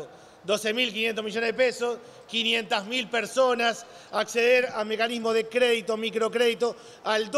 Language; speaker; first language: Spanish; native; Spanish